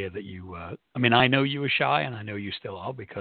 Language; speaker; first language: English; native; English